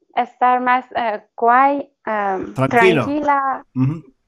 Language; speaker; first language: Spanish; non-native, learner; Persian